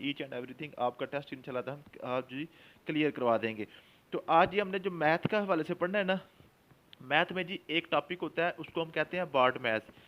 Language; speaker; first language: Urdu; non-native, local second language; Punjabi